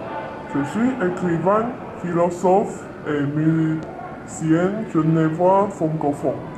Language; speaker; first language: French; non-native, learner; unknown